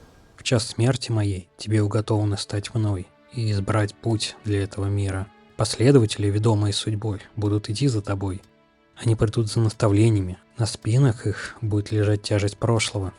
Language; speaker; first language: Russian; native; Russian